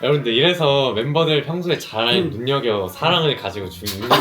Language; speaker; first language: Korean; native; Korean